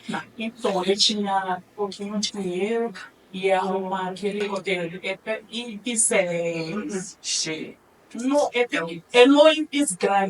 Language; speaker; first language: Portuguese; non-native, learner; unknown